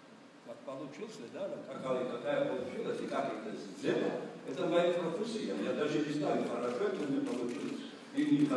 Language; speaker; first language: Russian; non-native, fluent; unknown